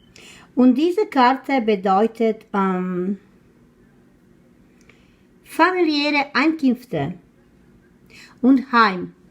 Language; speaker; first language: German; non-native, fluent; Croatian